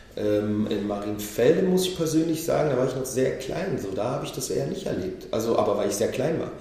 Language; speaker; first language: German; early bilingual, other home language; Hebrew